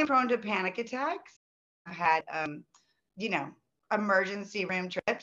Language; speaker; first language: English; native; English